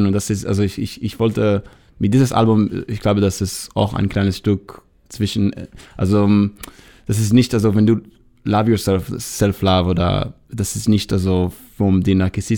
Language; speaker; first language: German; non-native, learner; Hebrew